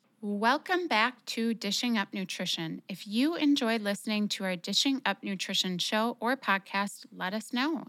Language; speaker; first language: English; native; English